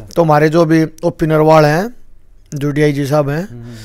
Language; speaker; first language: Hindi; native; Hindi